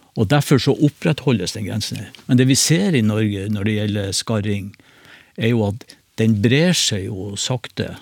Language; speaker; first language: Norwegian; native; Norwegian